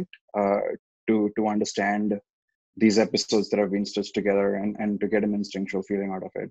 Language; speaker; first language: English; non-native, local second language; Telugu